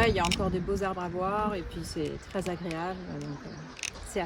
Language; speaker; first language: French; native; French